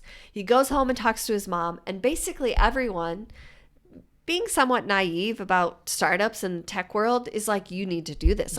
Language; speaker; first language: English; native; English